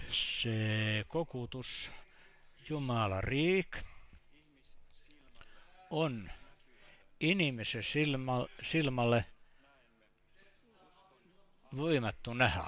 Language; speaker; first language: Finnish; non-native, learner; Estonian